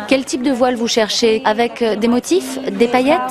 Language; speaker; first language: French; native; French